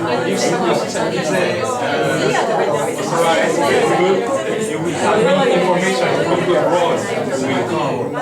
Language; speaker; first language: English; non-native, fluent; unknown